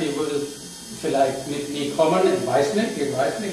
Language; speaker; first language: German; non-native, learner; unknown